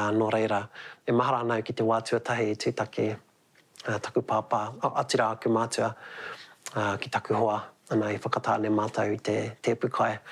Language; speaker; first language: Māori; native; Māori